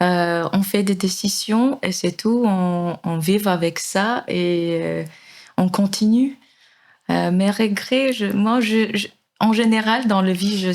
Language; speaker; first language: French; non-native, fluent; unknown